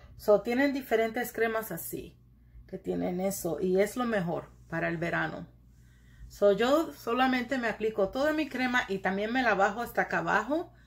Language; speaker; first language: Spanish; early bilingual, heritage; Spanish